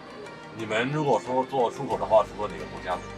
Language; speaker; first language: Chinese; native; Chinese